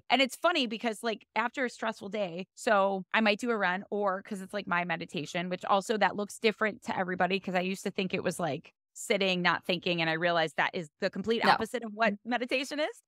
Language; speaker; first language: English; native; English